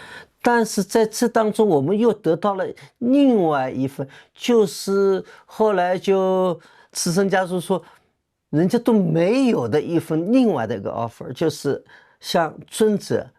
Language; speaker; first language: Chinese; native; Chinese